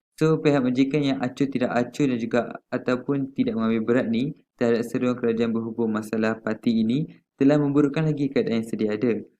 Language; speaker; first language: Malay; non-native, local second language; Tamil